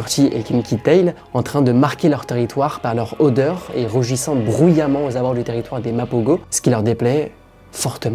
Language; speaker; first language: French; native; French